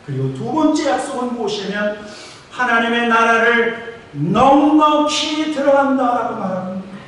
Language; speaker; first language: Korean; native; Korean